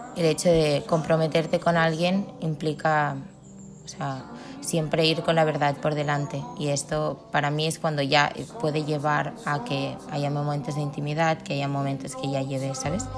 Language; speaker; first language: Spanish; native; Spanish